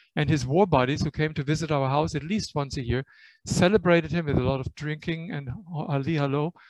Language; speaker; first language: English; non-native, fluent; German